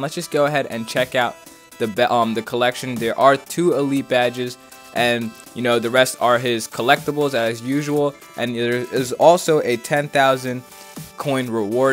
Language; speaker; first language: English; native; English